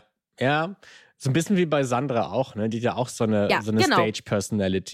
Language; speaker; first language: German; native; German